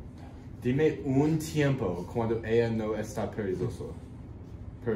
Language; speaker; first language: Spanish; non-native, learner; English